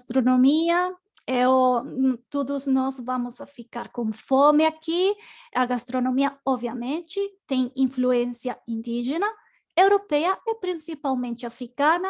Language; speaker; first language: Portuguese; non-native, learner; Spanish